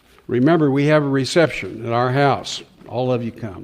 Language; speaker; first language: English; native; English